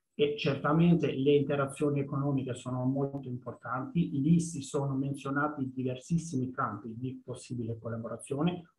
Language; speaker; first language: Italian; non-native, fluent; Albanian